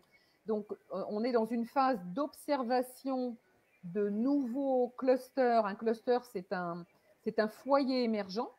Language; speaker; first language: French; native; French